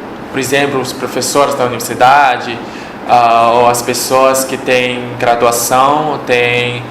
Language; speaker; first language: Portuguese; non-native, fluent; Chinese